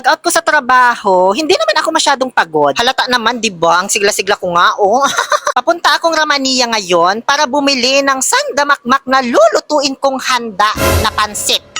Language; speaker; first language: Filipino; non-native, local second language; Pangasinan